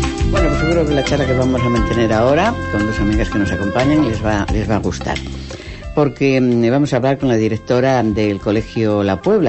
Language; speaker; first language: Spanish; native; Spanish